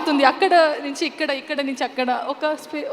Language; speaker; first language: Telugu; non-native, learner; Kannada